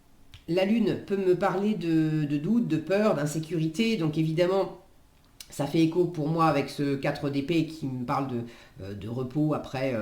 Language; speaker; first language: French; native; French